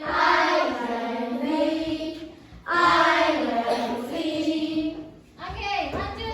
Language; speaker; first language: English; non-native, fluent; Indonesian